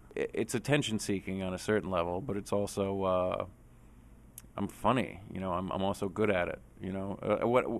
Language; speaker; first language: English; native; English